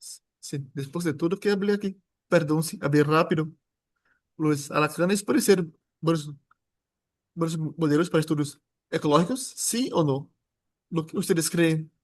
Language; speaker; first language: Spanish; non-native, fluent; Portuguese